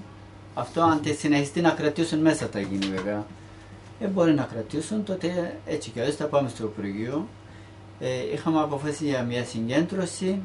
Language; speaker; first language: Greek; non-native, learner; Turkish